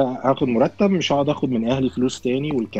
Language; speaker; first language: Arabic; native; Arabic